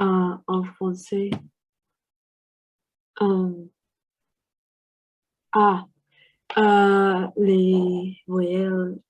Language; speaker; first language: French; non-native, learner; Vietnamese